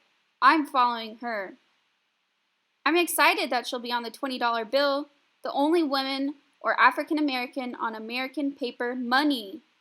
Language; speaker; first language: English; native; English